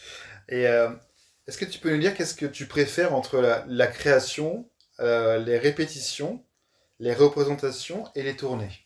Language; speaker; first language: French; native; French